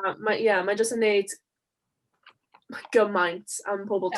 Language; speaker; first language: Welsh; non-native, local second language; English